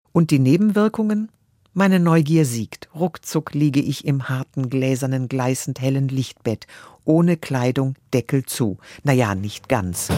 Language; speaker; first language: German; native; German